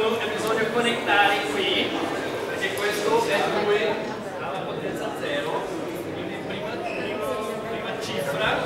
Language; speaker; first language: Italian; non-native, fluent; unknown